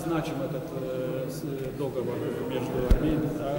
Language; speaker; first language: Russian; non-native, fluent; Lithuanian